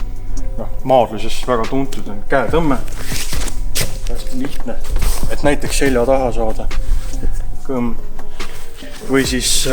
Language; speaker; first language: Estonian; native; Estonian